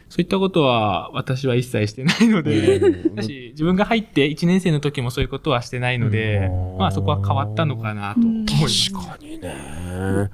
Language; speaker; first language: Japanese; native; Japanese